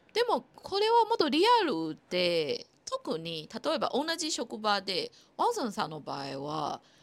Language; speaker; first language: Japanese; non-native, fluent; Chinese